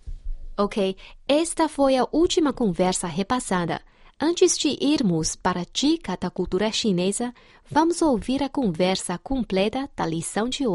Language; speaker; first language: Portuguese; non-native, fluent; Chinese